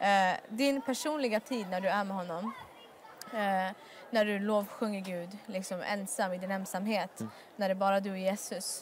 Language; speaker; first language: Swedish; native; Swedish